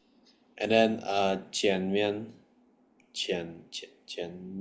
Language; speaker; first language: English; non-native, fluent; Indonesian